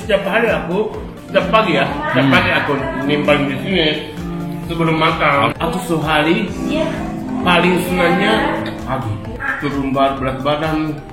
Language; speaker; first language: Indonesian; non-native, learner; Japanese